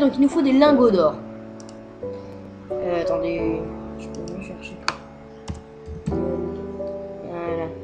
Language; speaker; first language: French; native; French